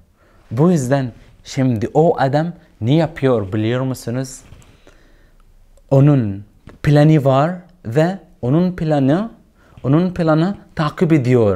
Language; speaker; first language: Turkish; non-native, learner; Arabic